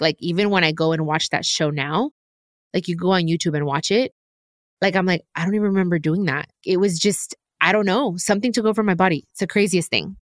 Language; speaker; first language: English; early bilingual, other home language; Spanish